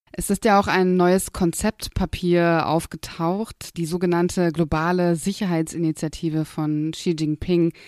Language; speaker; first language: German; native; German